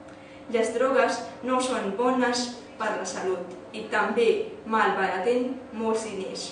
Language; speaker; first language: Catalan; early bilingual, other home language; Urdu